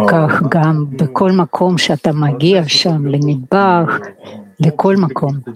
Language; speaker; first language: Hebrew; non-native, fluent; Russian